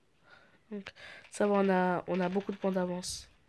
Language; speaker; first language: French; native; French